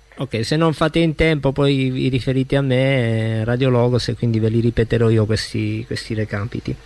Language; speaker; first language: Italian; native; Italian